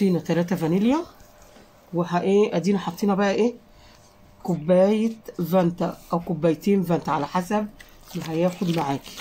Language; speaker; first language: Arabic; native; Arabic